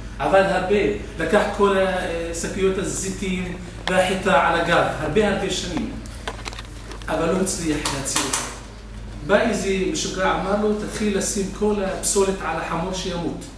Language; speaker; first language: Hebrew; non-native, local second language; Arabic